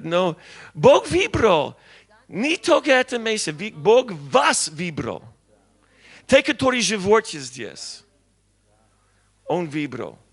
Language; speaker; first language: Russian; non-native, learner; English